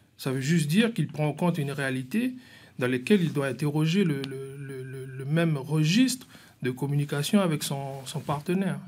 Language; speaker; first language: French; native; French